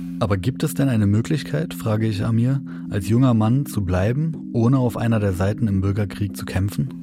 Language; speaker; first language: German; native; German